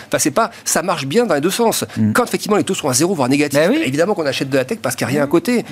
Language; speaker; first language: French; native; French